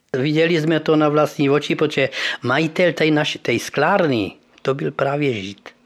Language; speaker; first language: Czech; early bilingual, heritage; Czech